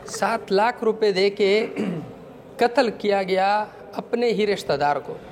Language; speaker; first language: Urdu; non-native, local second language; Pashto